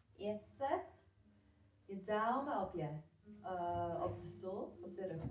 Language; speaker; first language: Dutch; non-native, fluent; Latvian